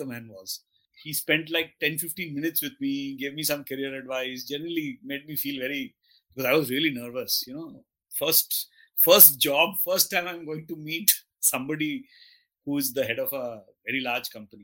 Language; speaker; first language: English; non-native, local second language; Bangla